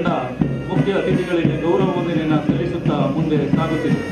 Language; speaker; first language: Kannada; native; Kannada